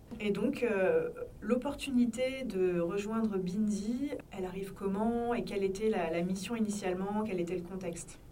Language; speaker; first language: French; native; French